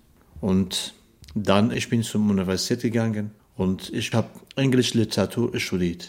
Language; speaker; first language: German; non-native, learner; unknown